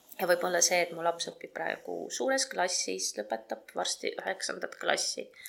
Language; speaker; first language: Estonian; non-native, local second language; Russian